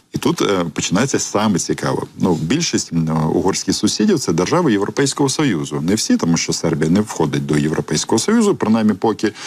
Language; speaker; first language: Ukrainian; native; Ukrainian